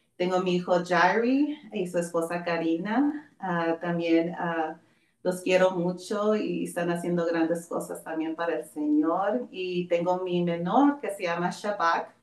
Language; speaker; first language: Spanish; early bilingual, heritage; Spanish